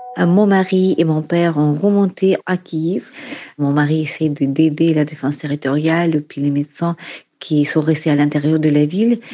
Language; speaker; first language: French; non-native, fluent; Ukrainian